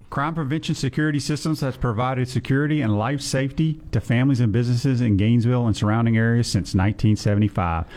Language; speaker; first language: English; native; English